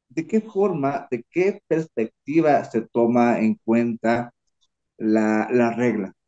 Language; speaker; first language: Spanish; native; Spanish